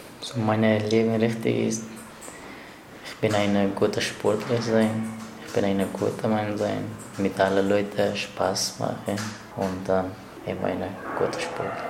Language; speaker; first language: German; non-native, learner; Persian